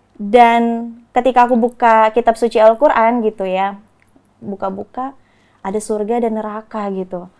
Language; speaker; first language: Indonesian; native; Indonesian